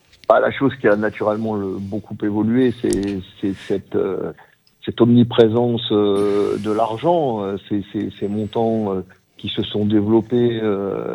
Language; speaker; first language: French; native; French